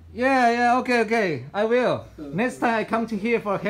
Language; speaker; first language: English; non-native, learner; Chinese